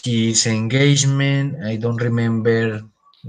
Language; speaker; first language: English; non-native, learner; Spanish